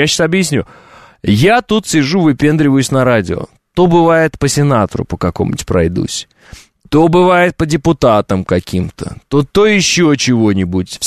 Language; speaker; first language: Russian; native; Russian